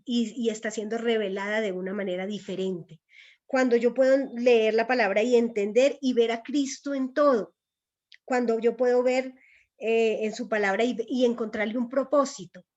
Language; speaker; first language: Spanish; native; Spanish